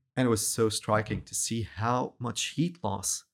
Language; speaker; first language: English; non-native, fluent; Arabic